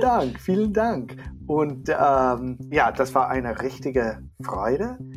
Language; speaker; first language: German; non-native, learner; English